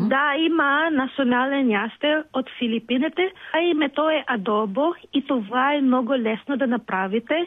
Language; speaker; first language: Bulgarian; non-native, learner; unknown